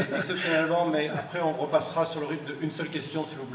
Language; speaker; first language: French; native; French